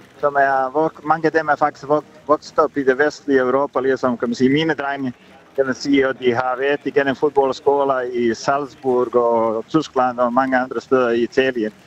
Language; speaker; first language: Danish; non-native, fluent; Bosnian